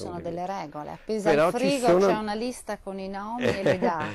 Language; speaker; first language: Italian; native; Italian